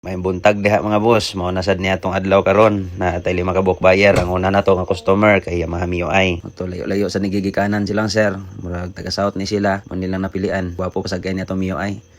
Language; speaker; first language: Cebuano; native; Cebuano